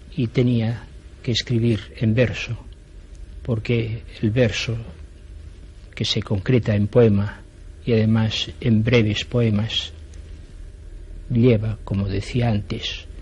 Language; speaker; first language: Spanish; non-native, local second language; Catalan